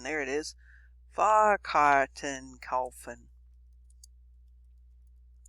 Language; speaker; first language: German; non-native, fluent; English